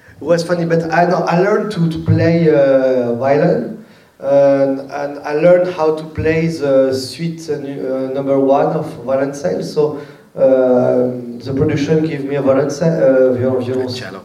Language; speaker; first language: English; non-native, learner; French